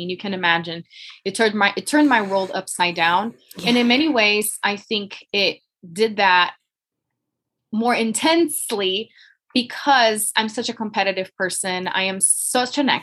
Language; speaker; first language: English; non-native, fluent; Portuguese